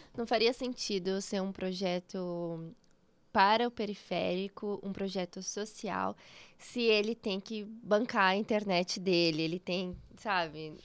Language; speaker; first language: Portuguese; native; Portuguese